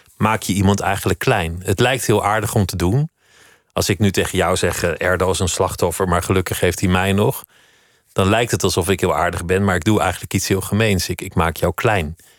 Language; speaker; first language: Dutch; native; Dutch